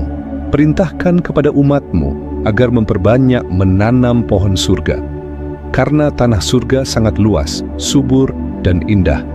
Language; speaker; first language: Indonesian; native; Indonesian